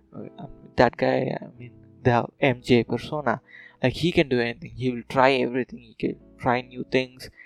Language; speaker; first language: English; non-native, local second language; Telugu